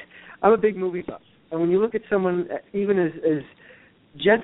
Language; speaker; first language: English; native; English